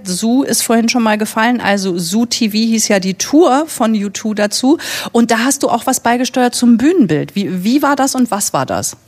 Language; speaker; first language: German; native; German